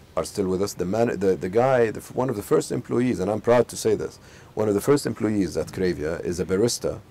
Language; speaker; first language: English; non-native, fluent; Arabic